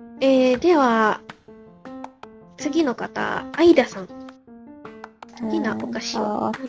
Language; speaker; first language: Japanese; non-native, learner; Malay